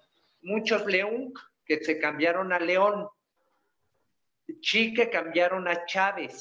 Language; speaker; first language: Spanish; native; Spanish